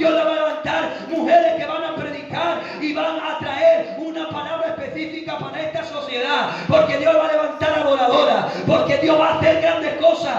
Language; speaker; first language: Spanish; native; Spanish